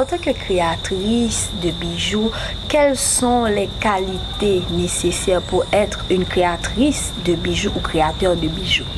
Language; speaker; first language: French; non-native, fluent; Spanish